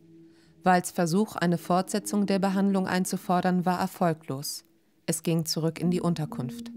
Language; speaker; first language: German; native; German